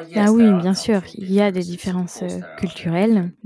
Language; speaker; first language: French; non-native, fluent; Swedish